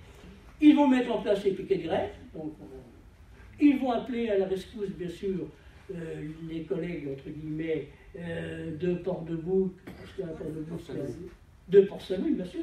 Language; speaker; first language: French; native; French